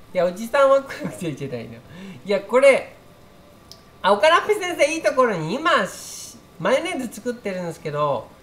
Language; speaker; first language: Japanese; native; Japanese